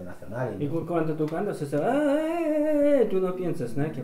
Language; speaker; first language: Spanish; non-native, learner; Russian